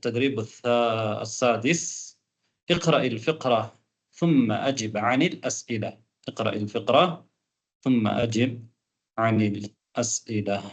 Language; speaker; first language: Arabic; non-native, fluent; Tamil